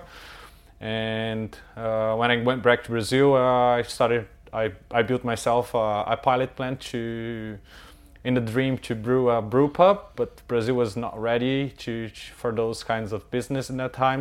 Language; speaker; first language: English; non-native, fluent; Portuguese